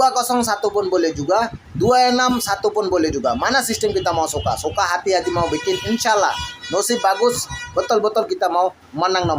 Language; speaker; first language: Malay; non-native, fluent; Bangla